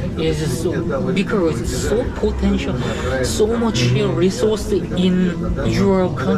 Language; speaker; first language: English; non-native, learner; Korean